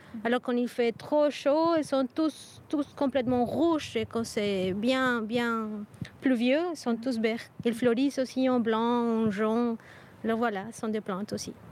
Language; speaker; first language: French; non-native, fluent; Spanish